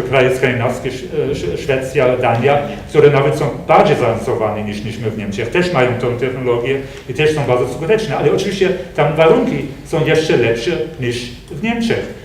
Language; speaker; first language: Polish; non-native, fluent; German